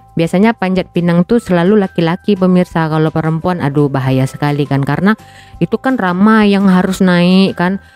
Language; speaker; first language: Indonesian; native; Indonesian